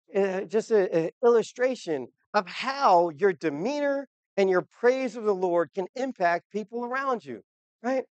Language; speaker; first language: English; native; English